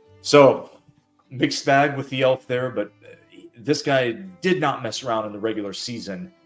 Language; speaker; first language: English; native; English